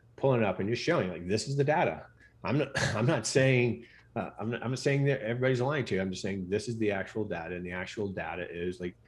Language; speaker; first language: English; native; English